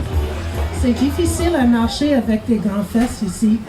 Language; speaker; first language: French; non-native, learner; English